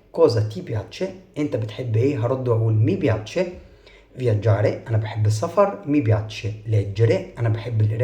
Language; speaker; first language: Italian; non-native, fluent; Arabic